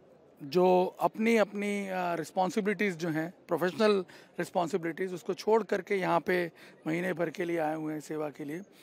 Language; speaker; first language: Hindi; native; Hindi